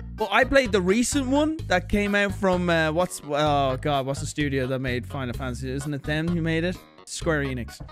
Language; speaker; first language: English; native; English